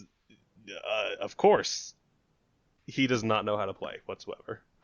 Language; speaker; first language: English; native; English